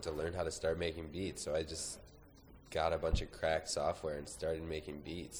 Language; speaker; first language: English; native; English